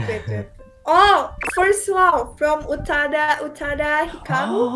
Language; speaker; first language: English; non-native, learner; Indonesian